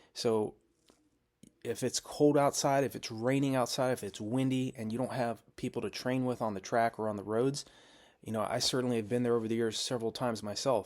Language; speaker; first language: English; native; English